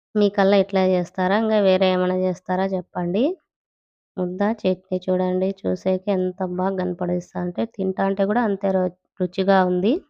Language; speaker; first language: Telugu; native; Telugu